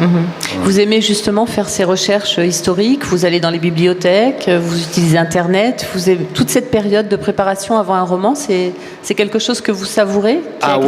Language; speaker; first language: French; native; French